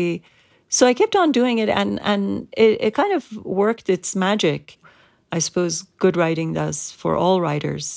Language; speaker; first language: English; non-native, fluent; Persian